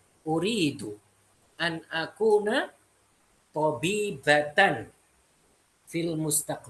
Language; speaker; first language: Arabic; non-native, fluent; Indonesian